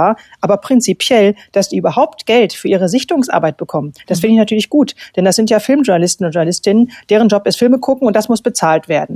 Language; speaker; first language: German; native; German